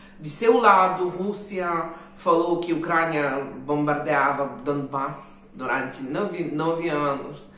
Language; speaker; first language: Portuguese; non-native, fluent; Ukrainian